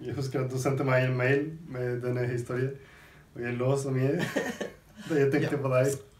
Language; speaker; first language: Norwegian; non-native, fluent; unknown